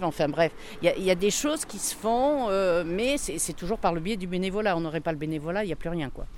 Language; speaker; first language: French; native; French